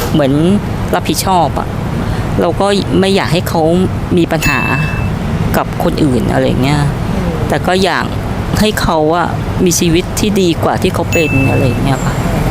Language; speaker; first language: Thai; native; Thai